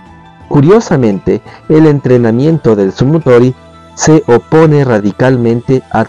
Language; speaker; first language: Spanish; native; Spanish